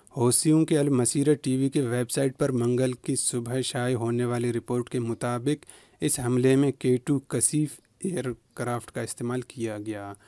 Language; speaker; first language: Urdu; non-native, local second language; Baluchi